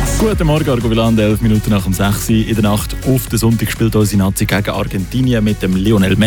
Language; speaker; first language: German; native; German